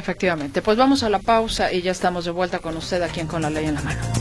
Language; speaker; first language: Spanish; native; Spanish